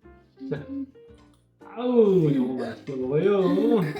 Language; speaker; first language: Korean; native; Korean